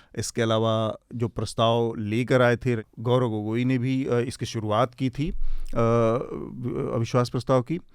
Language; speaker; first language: Hindi; native; Hindi